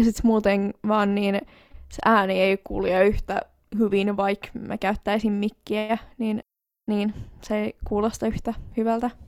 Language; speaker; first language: Finnish; non-native, local second language; Swedish